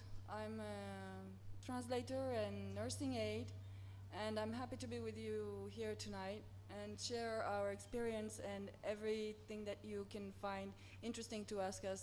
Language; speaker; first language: English; non-native, fluent; Romanian